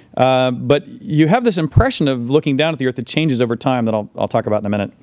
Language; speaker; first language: English; native; English